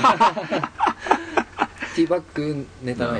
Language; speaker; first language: Japanese; native; Japanese